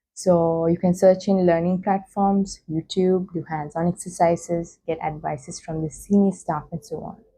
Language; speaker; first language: English; non-native, local second language; Sinhala